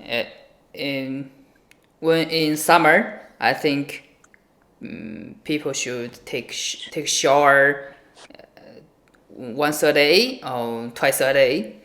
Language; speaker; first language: English; non-native, learner; Chinese